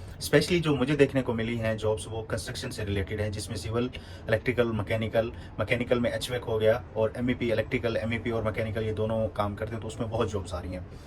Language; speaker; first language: Urdu; non-native, local second language; Punjabi